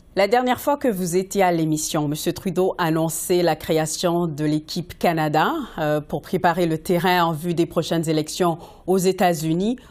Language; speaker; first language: French; native; French